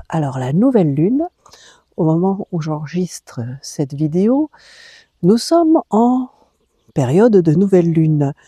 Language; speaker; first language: French; native; French